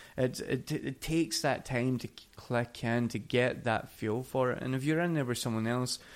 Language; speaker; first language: English; native; English